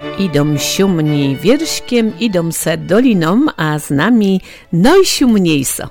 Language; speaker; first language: Polish; native; Polish